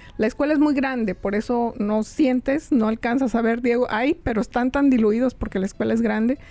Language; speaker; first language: Spanish; native; Spanish